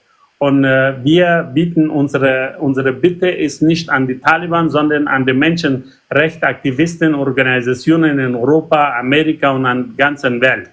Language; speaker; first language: German; non-native, learner; Persian